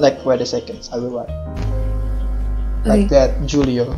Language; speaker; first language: English; non-native, learner; Indonesian